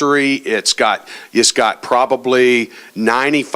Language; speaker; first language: English; native; English